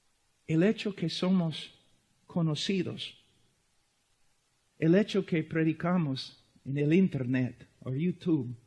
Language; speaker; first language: Spanish; non-native, fluent; English